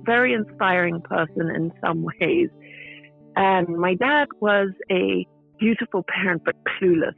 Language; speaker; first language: English; native; English